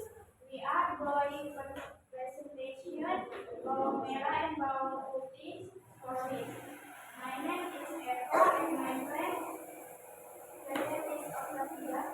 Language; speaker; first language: English; non-native, learner; Indonesian